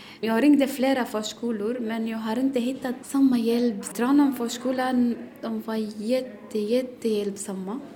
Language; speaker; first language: Swedish; non-native, learner; Arabic